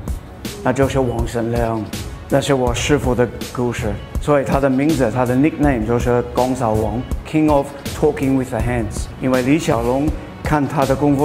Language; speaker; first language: Chinese; non-native, fluent; English